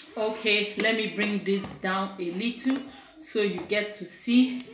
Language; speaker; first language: English; non-native, local second language; Igbo